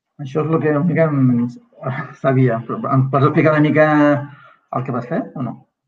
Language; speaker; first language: Catalan; native; Catalan